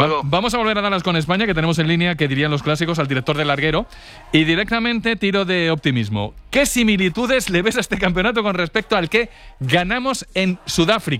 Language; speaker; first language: Spanish; native; Spanish